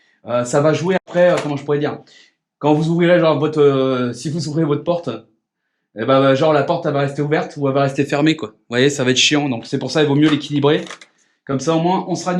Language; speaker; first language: French; native; French